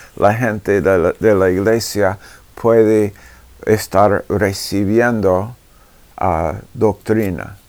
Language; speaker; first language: Spanish; non-native, fluent; English